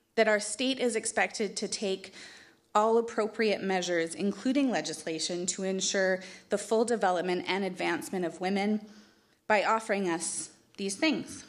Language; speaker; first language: English; native; English